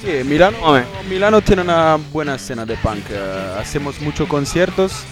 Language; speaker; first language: Spanish; non-native, learner; Italian